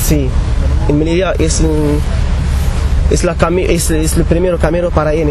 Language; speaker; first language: Spanish; non-native, learner; Arabic